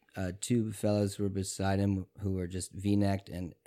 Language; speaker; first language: English; early bilingual, other home language; Italian